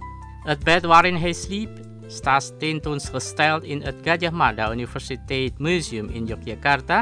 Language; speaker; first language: Dutch; non-native, learner; Indonesian